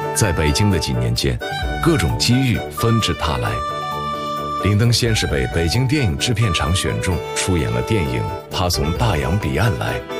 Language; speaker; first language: Chinese; native; Chinese